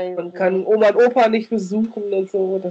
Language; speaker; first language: German; native; German